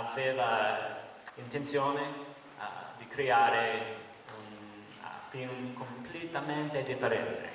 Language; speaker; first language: Italian; non-native, learner; English